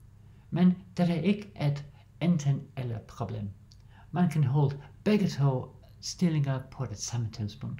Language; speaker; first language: Danish; non-native, learner; English